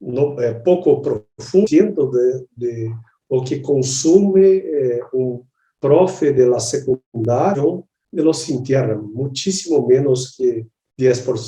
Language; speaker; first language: Spanish; non-native, learner; Portuguese